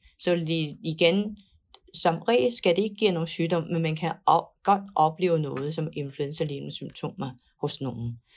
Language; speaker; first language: Danish; non-native, fluent; Chinese